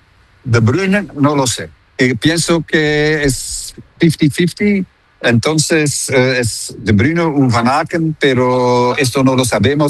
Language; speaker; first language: Spanish; non-native, fluent; Dutch